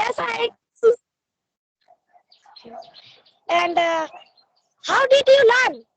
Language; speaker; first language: English; non-native, learner; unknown